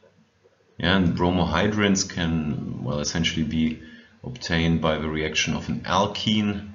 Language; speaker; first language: English; non-native, fluent; German